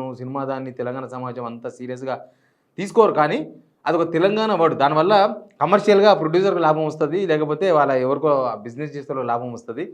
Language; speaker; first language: Telugu; native; Telugu